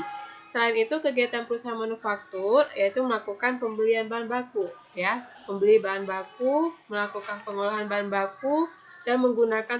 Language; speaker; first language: Indonesian; native; Indonesian